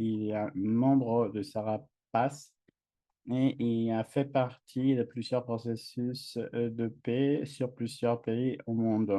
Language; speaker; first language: French; non-native, fluent; English